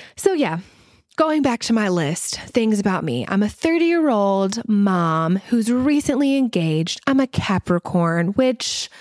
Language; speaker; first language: English; native; English